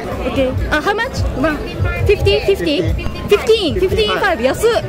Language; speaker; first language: English; non-native, learner; Japanese